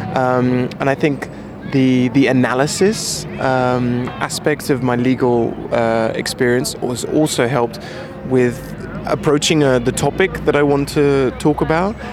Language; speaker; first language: English; native; English